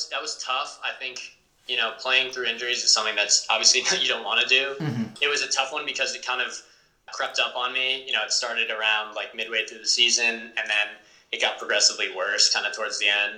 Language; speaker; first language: English; native; English